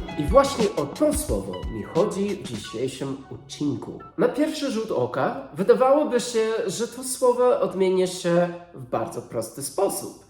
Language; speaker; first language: Polish; non-native, fluent; English